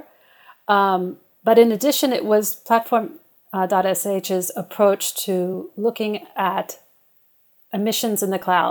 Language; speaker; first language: English; native; English